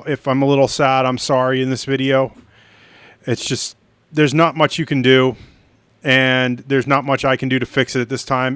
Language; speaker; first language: English; native; English